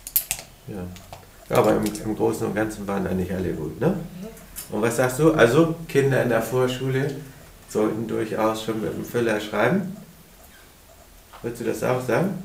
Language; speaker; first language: German; native; German